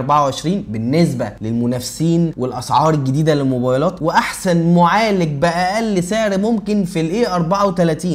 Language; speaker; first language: Arabic; native; Arabic